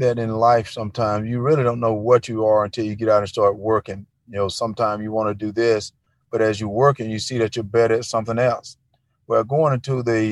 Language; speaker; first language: English; native; English